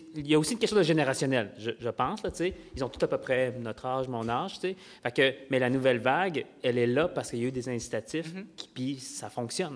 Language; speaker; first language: French; early bilingual, other home language; Vietnamese